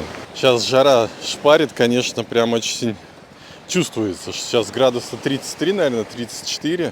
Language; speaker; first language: Russian; native; Russian